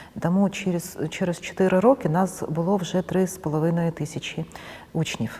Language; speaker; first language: Ukrainian; non-native, local second language; Russian